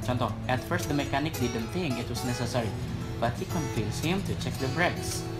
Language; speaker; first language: English; non-native, fluent; Indonesian